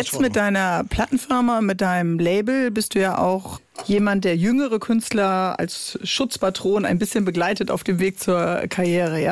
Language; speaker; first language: German; native; German